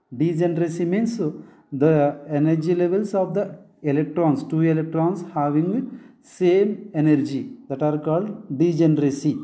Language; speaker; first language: English; non-native, local second language; Telugu